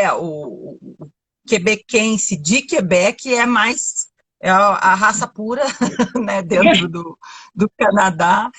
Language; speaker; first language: Portuguese; native; Portuguese